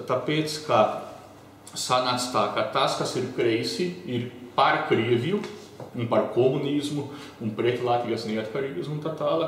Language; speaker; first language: Latvian; early bilingual, heritage; Latvian